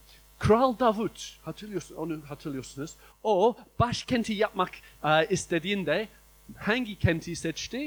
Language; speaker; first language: Turkish; non-native, fluent; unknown